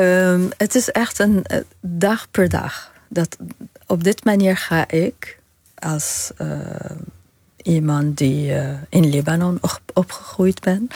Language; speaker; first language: Dutch; non-native, fluent; Arabic